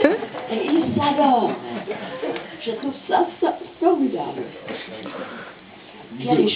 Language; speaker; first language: French; non-native, fluent; English